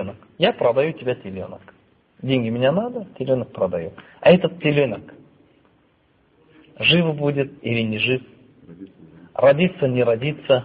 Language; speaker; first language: Russian; non-native, fluent; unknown